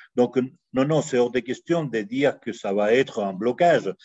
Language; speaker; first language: French; non-native, fluent; Spanish